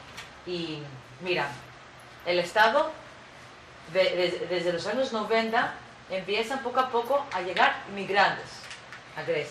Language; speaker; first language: Spanish; non-native, fluent; Greek